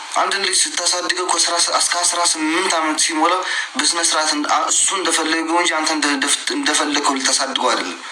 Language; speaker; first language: Amharic; non-native, local second language; Tigrinya